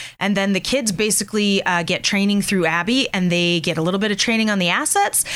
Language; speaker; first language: English; native; English